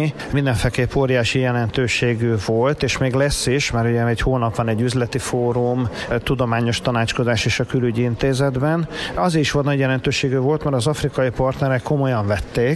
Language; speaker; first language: Hungarian; native; Hungarian